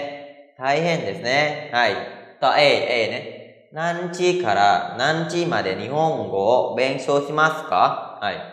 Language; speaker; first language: Japanese; non-native, fluent; Khmer